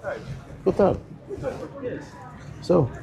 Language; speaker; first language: Portuguese; early bilingual, heritage; German